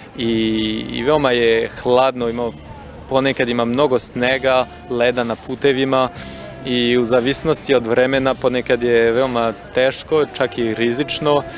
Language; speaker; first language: Serbian; non-native, fluent; French